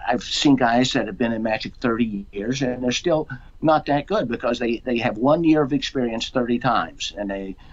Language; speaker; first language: English; native; English